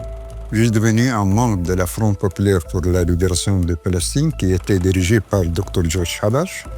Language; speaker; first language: French; non-native, fluent; Arabic